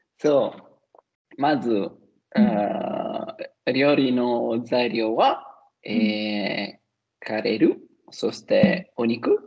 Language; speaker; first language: Japanese; non-native, learner; Italian